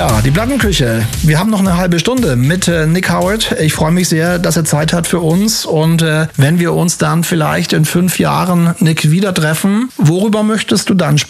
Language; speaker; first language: German; native; German